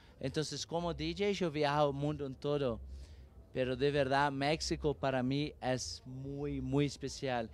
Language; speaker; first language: Spanish; non-native, learner; Portuguese